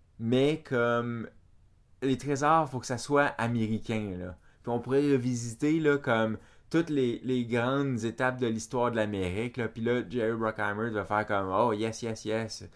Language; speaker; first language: French; native; French